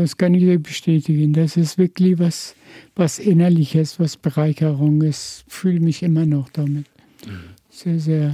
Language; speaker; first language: German; non-native, fluent; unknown